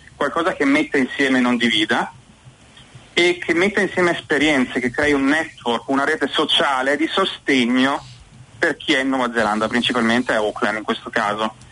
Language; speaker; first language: Italian; native; Italian